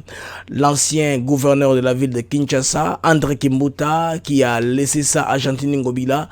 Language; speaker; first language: French; non-native, local second language; Lingala